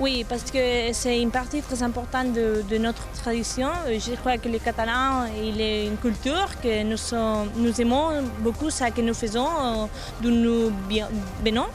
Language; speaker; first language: French; non-native, learner; Catalan